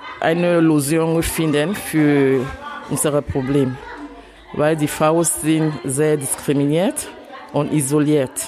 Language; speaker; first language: German; non-native, learner; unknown